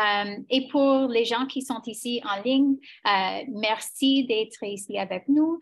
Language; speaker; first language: French; non-native, fluent; English